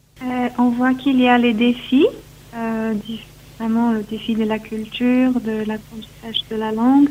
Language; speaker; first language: French; non-native, fluent; Portuguese